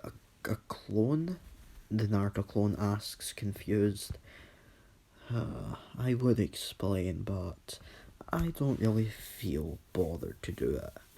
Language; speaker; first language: English; native; English